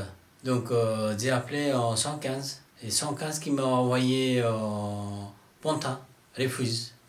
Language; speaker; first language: French; non-native, learner; Bangla